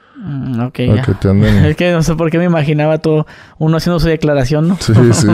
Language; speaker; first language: Spanish; native; Spanish